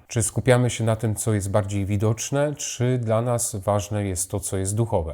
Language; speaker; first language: Polish; native; Polish